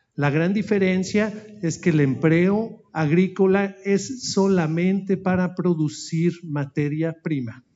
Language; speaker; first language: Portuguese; non-native, learner; Spanish